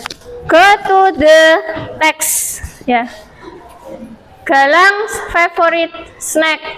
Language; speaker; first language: English; non-native, learner; Indonesian